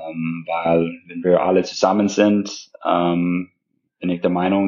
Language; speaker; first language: German; non-native, fluent; English